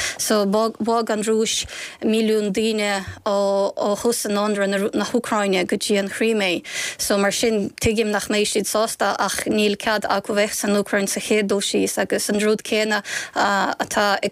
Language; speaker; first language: Irish; non-native, fluent; Ukrainian